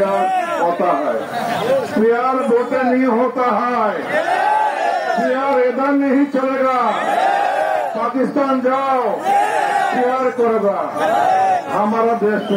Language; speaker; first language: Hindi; non-native, learner; Bangla